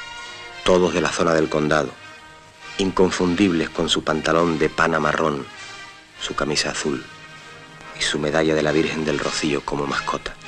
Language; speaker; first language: Spanish; native; Spanish